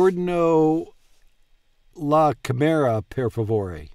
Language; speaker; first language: Italian; non-native, learner; English